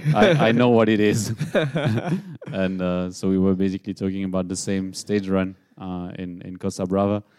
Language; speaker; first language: English; non-native, fluent; French